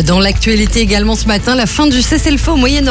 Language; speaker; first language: French; native; French